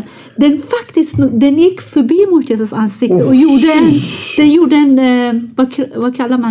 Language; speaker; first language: Swedish; non-native, fluent; Persian